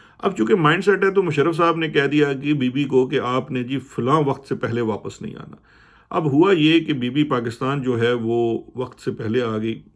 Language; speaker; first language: Urdu; native; Urdu